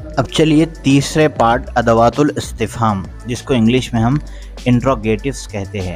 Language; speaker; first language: Urdu; native; Urdu